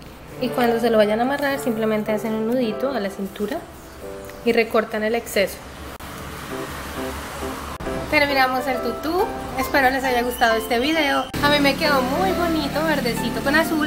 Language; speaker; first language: Spanish; native; Spanish